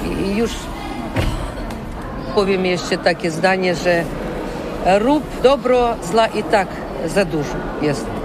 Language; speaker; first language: Polish; non-native, learner; Ukrainian